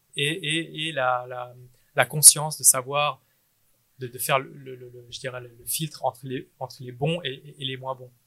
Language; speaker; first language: French; native; French